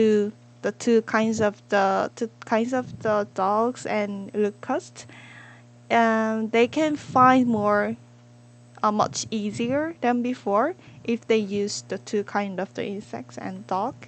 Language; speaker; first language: English; non-native, learner; Korean